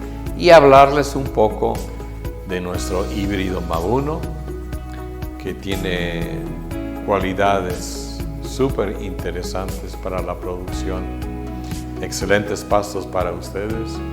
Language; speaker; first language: Spanish; non-native, fluent; Portuguese